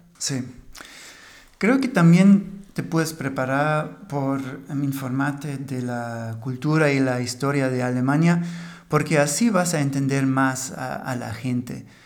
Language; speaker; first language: Spanish; non-native, fluent; German